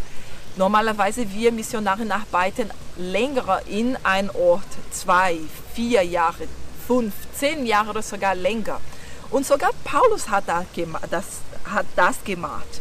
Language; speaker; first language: German; non-native, fluent; Portuguese